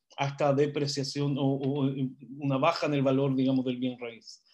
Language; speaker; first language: Spanish; non-native, fluent; Hebrew